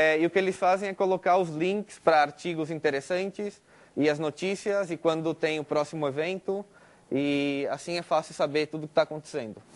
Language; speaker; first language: Portuguese; early bilingual, heritage; Spanish